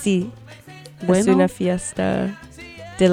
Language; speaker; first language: Spanish; early bilingual, heritage; Spanish